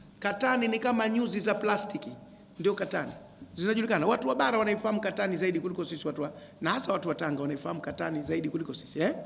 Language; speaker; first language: Swahili; native; Swahili